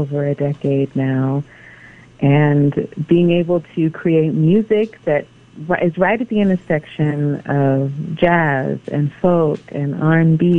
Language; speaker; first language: English; native; English